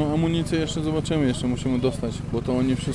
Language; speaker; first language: Polish; non-native, fluent; Chechen